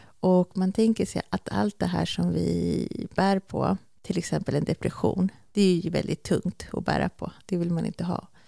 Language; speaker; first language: Swedish; early bilingual, other home language; Spanish